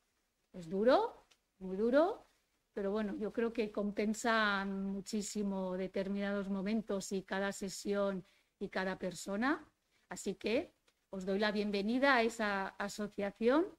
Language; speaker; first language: Spanish; native; Spanish